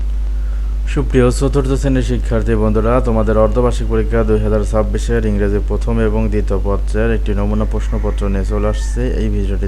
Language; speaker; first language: Bangla; native; Bangla